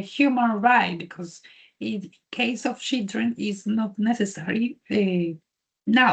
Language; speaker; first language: English; non-native, learner; Spanish